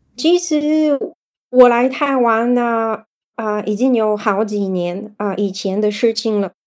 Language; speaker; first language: Chinese; non-native, fluent; Bulgarian